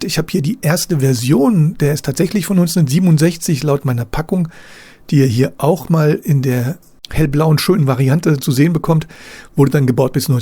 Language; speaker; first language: German; native; German